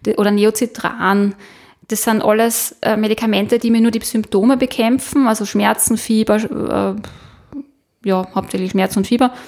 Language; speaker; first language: German; native; German